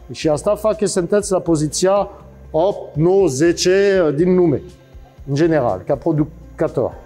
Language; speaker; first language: Romanian; non-native, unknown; French